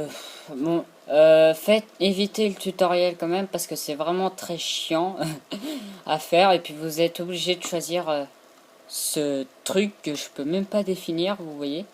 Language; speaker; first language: French; native; French